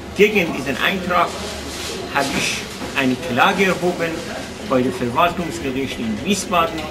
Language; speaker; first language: German; non-native, fluent; Persian